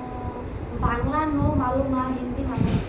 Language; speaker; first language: Hindi; non-native, learner; Bangla